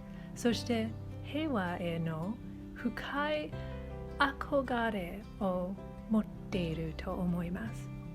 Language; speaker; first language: Japanese; non-native, learner; English